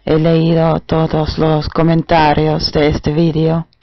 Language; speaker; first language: Spanish; non-native, fluent; German